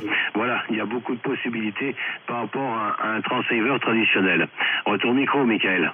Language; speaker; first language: French; native; French